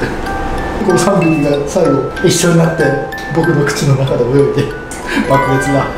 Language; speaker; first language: Japanese; native; Japanese